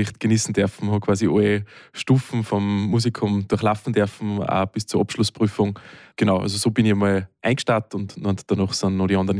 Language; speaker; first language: German; native; German